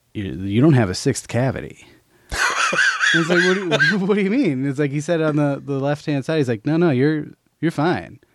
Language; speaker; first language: English; native; English